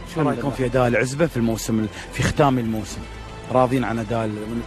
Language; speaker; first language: Arabic; native; Arabic